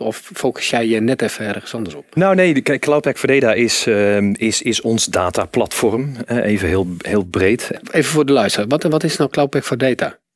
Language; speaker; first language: Dutch; native; Dutch